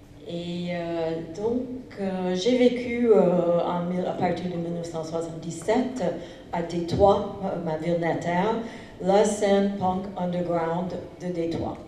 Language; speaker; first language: French; non-native, fluent; English